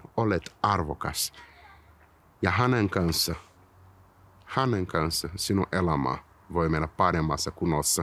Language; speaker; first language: Finnish; early bilingual, heritage; Finnish